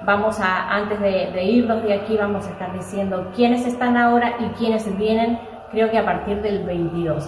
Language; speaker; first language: Spanish; native; Spanish